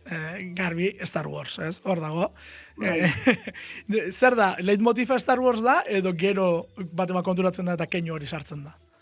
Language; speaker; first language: Basque; native; Basque